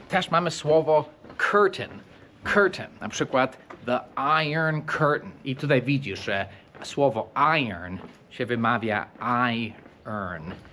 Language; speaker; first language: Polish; non-native, fluent; English